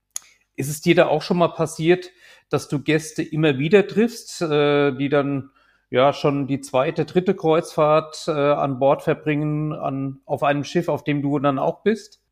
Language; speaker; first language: German; native; German